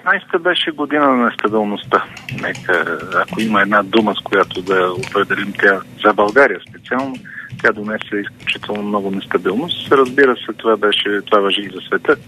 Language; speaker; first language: Bulgarian; native; Bulgarian